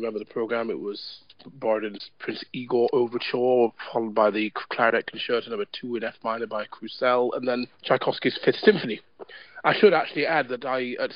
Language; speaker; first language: English; native; English